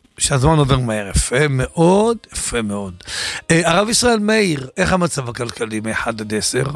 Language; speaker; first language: Hebrew; native; Hebrew